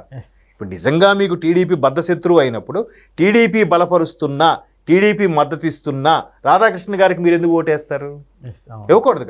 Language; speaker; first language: Telugu; native; Telugu